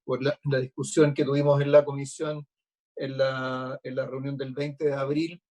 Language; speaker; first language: Spanish; native; Spanish